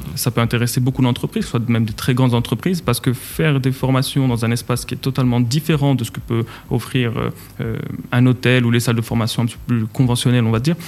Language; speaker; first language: French; non-native, local second language; Arabic